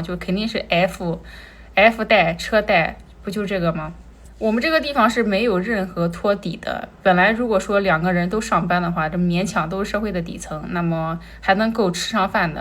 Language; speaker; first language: Chinese; native; Chinese